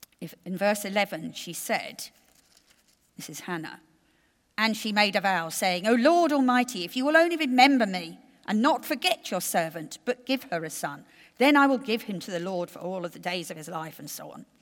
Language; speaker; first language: English; native; English